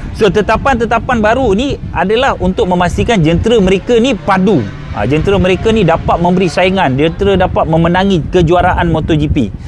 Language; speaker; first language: Malay; native; Malay